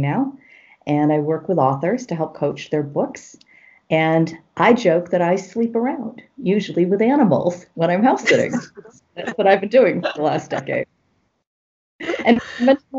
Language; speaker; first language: English; native; English